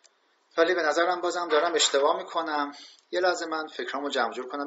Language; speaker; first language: Persian; native; Persian